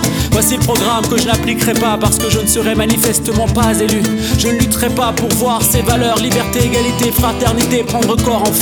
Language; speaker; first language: French; native; French